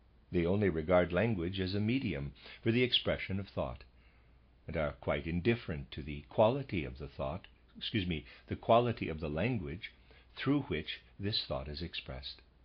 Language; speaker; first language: English; native; English